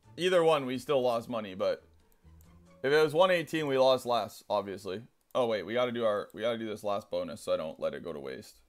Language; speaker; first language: English; native; English